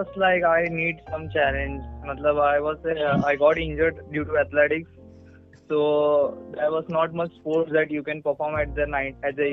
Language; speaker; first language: English; non-native, local second language; Marathi